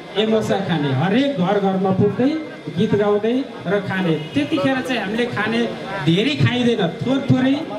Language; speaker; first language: Nepali; non-native, local second language; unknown